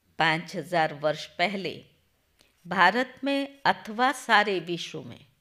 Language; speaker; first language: Hindi; non-native, local second language; Gujarati